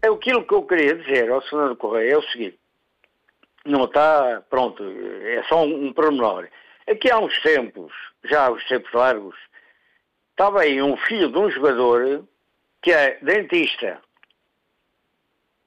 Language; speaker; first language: Portuguese; native; Portuguese